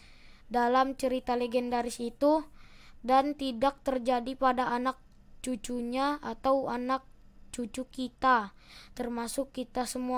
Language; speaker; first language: Indonesian; native; Indonesian